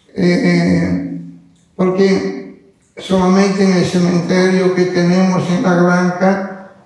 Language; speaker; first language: Spanish; non-native, fluent; Italian